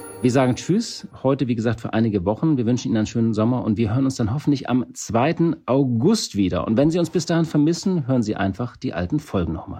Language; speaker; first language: German; native; German